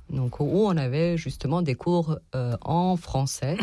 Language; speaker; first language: French; non-native, fluent; Serbian